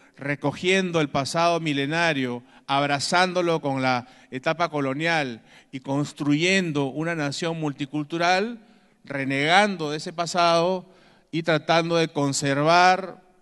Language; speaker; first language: Spanish; native; Spanish